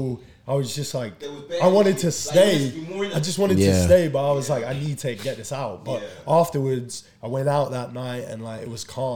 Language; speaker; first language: English; native; English